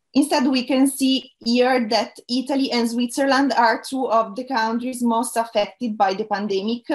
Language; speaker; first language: English; non-native, fluent; Italian